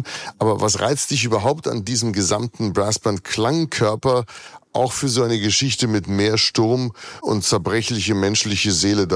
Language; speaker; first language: German; native; German